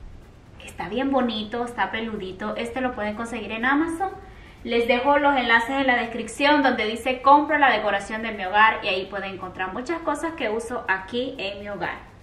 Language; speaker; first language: Spanish; native; Spanish